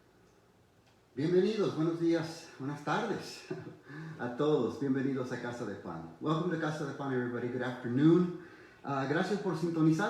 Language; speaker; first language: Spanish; early bilingual, heritage; Spanish